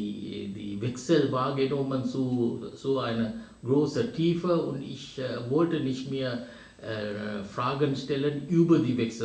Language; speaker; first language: German; non-native, fluent; Sinhala